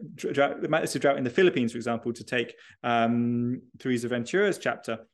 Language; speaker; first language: English; native; English